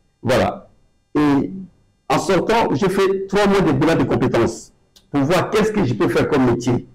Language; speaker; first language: French; non-native, local second language; Lingala